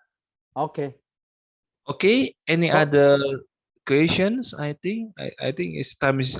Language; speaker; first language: English; non-native, local second language; Indonesian